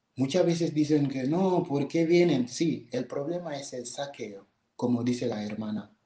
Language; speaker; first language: Spanish; non-native, fluent; Wolof